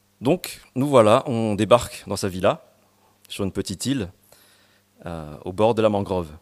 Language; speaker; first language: French; non-native, local second language; Malagasy